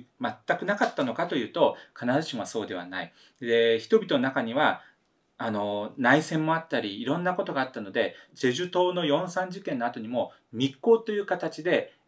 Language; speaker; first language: Japanese; non-native, fluent; Korean